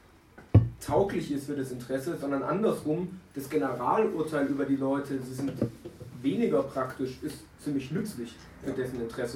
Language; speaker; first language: German; native; German